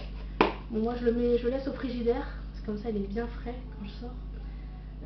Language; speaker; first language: French; native; French